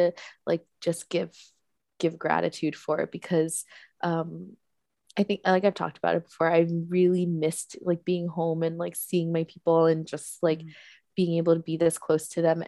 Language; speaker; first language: English; native; English